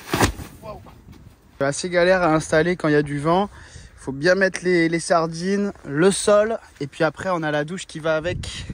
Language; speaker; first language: French; native; French